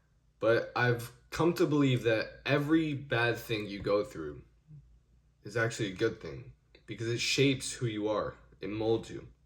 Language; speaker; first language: English; native; English